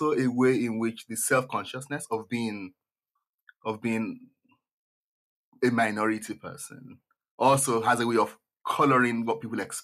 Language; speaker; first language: English; non-native, local second language; Yoruba